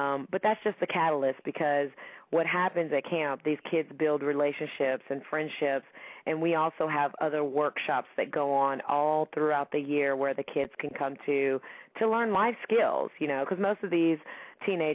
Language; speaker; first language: English; native; English